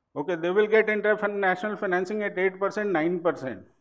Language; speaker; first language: English; non-native, local second language; Hindi